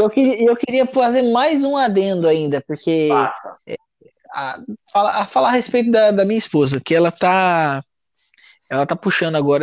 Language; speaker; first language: Portuguese; native; Portuguese